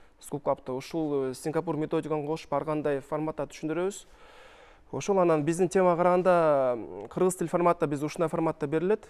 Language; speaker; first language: Kyrgyz; non-native, local second language; Russian